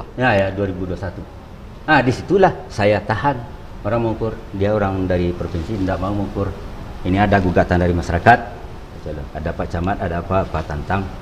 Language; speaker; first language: Indonesian; non-native, local second language; Minangkabau